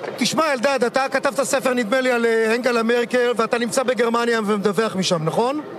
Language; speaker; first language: Hebrew; native; Hebrew